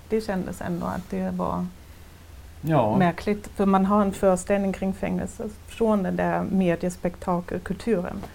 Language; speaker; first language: Swedish; non-native, fluent; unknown